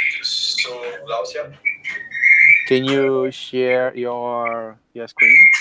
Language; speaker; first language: English; non-native, learner; Portuguese